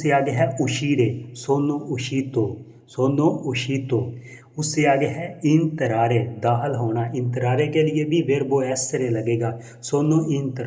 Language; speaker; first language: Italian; non-native, fluent; Punjabi